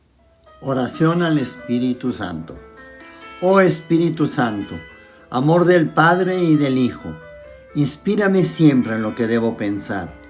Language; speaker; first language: Spanish; native; Spanish